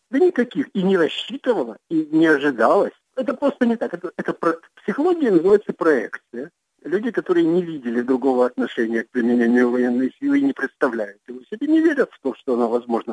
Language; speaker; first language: Russian; native; Russian